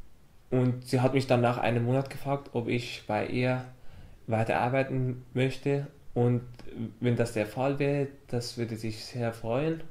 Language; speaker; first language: German; non-native, fluent; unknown